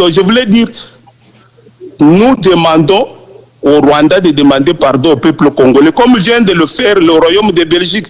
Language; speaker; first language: French; non-native, local second language; Lingala